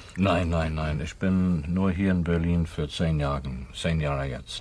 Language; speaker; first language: German; non-native, learner; English